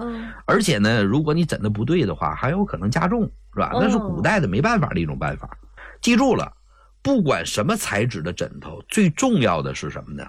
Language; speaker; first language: Chinese; native; Chinese